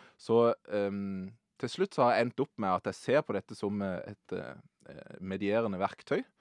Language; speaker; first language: Norwegian; native; Norwegian